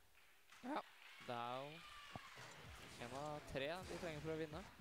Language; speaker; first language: Norwegian; native; Norwegian